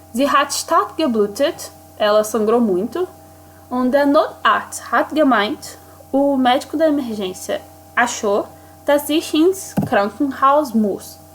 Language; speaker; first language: German; non-native, fluent; Portuguese